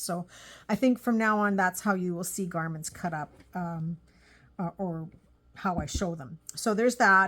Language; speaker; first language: English; native; English